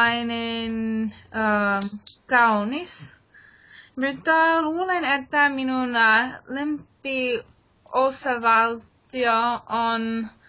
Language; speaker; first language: Finnish; non-native, learner; English